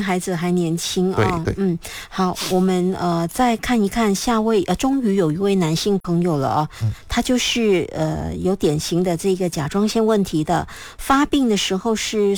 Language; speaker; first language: Chinese; native; Chinese